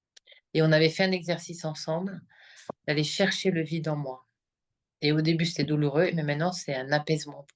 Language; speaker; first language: French; native; French